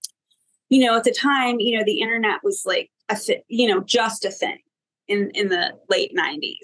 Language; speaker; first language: English; native; English